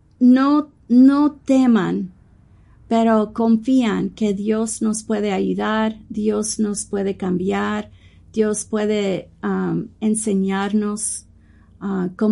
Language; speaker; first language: Spanish; non-native, fluent; English